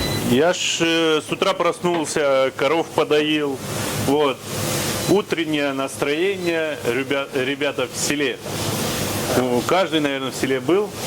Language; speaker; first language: Russian; native; Russian